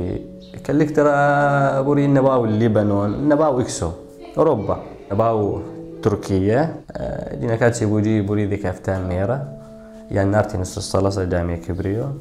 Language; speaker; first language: Greek; non-native, learner; Arabic